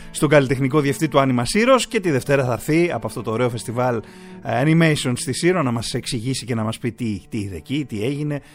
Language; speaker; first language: Greek; native; Greek